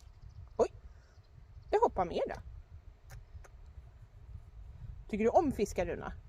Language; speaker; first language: Swedish; native; Swedish